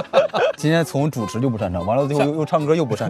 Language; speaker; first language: Chinese; native; Chinese